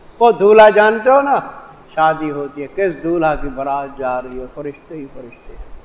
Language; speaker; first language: Urdu; non-native, local second language; Saraiki